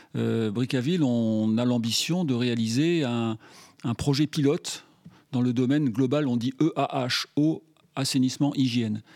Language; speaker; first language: French; native; French